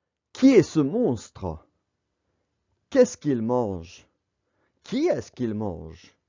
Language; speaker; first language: French; non-native, fluent; English